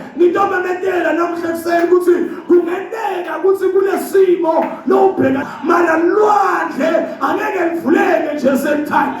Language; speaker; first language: Zulu; non-native, local second language; Swati